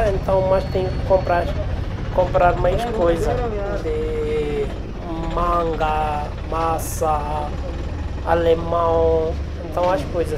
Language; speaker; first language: Portuguese; non-native, learner; Hindi